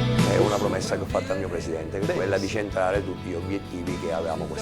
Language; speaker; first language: Italian; native; Italian